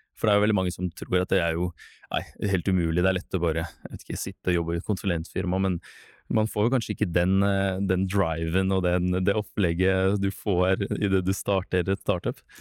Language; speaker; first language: Norwegian; non-native, fluent; Russian